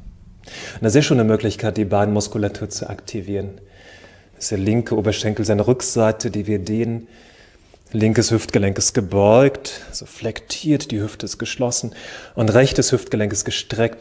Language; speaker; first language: German; native; German